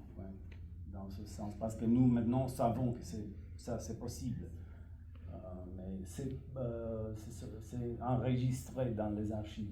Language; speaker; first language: French; non-native, fluent; Romanian